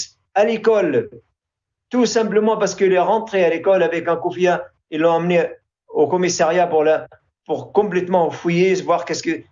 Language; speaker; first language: French; non-native, fluent; Arabic